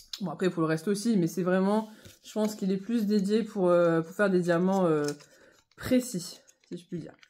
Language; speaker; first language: French; native; French